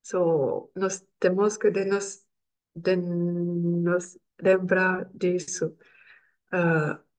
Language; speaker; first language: Portuguese; non-native, learner; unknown